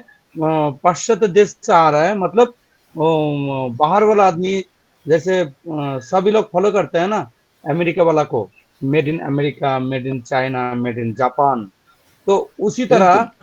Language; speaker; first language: Hindi; non-native, local second language; Bangla